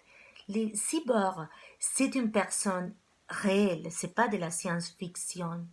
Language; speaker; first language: French; non-native, fluent; Spanish